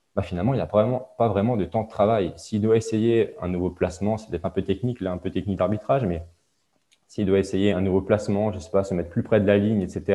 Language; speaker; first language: French; native; French